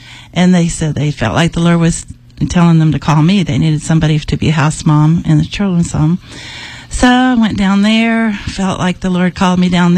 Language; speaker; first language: English; native; English